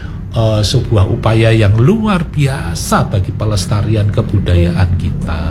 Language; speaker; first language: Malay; non-native, local second language; Javanese